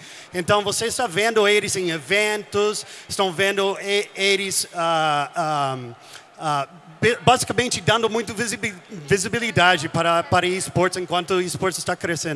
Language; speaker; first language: Portuguese; non-native, fluent; English